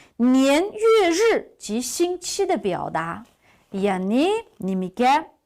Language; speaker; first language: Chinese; non-native, local second language; Uyghur